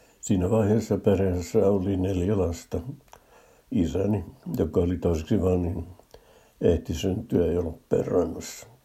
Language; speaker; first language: Finnish; native; Finnish